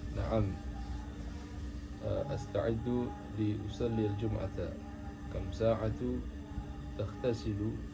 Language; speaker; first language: Arabic; non-native, learner; Indonesian